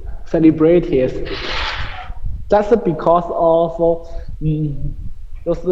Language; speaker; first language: English; non-native, learner; Chinese